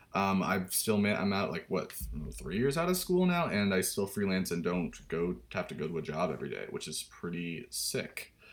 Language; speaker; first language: English; native; English